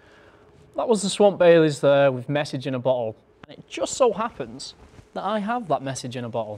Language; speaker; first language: English; native; English